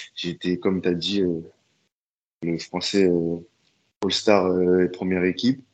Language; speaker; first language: French; native; French